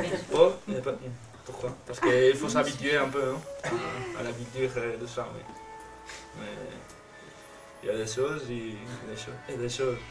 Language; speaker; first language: French; non-native, fluent; Spanish